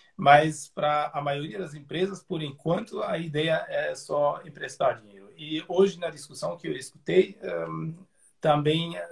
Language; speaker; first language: Portuguese; non-native, fluent; German